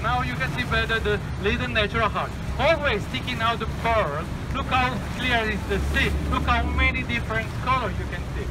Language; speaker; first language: English; non-native, fluent; Italian